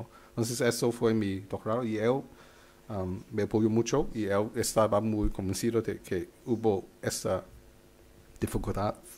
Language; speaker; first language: Spanish; non-native, fluent; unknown